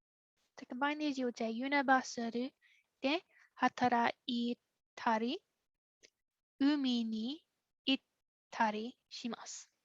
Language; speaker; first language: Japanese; non-native, fluent; English